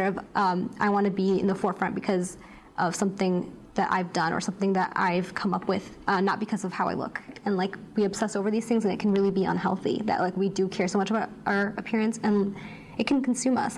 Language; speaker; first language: English; native; English